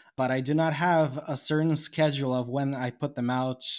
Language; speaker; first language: English; non-native, fluent; Bosnian